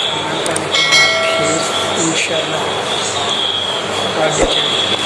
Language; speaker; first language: Hindi; non-native, local second language; Punjabi